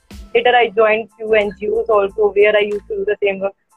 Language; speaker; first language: English; non-native, local second language; Hindi